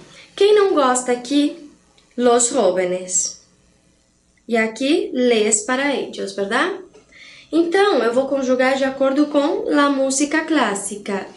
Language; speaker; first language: Spanish; non-native, fluent; Portuguese